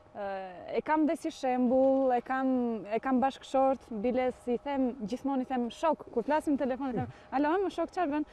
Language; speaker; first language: Albanian; native; Albanian